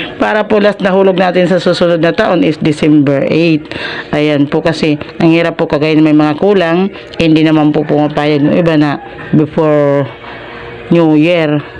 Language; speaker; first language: Filipino; non-native, local second language; Waray